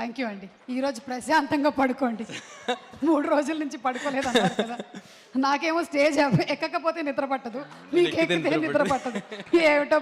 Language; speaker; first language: Telugu; native; Telugu